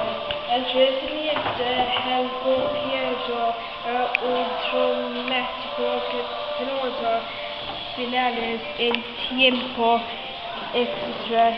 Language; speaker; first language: Spanish; non-native, learner; English